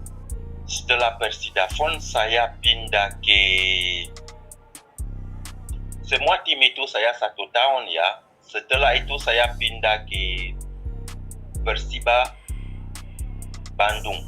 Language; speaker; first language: Indonesian; non-native, fluent; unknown